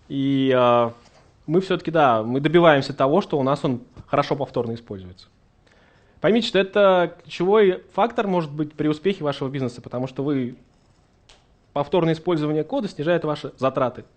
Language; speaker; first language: Russian; native; Russian